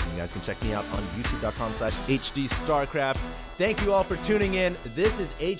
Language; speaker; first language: English; native; English